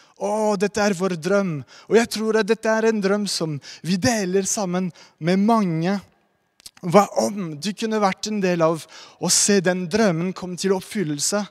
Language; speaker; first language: Norwegian; non-native, fluent; French